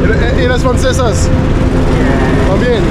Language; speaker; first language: Spanish; non-native, learner; French